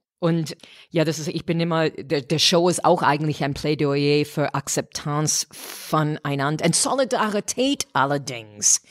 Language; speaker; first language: German; non-native, fluent; English